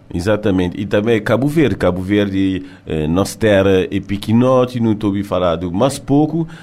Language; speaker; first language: Portuguese; early bilingual, heritage; French